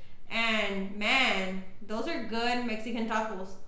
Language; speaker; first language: English; early bilingual, other home language; Spanish